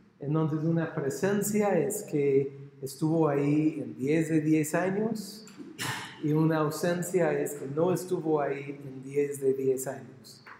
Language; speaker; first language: Spanish; non-native, fluent; English